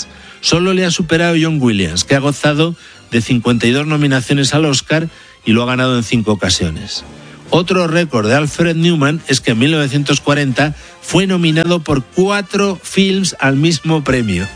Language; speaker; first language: Spanish; native; Spanish